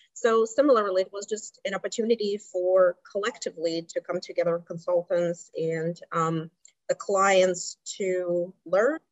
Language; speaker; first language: English; non-native, fluent; Russian